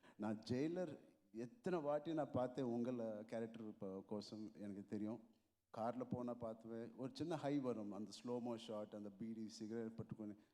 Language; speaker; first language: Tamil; non-native, local second language; Telugu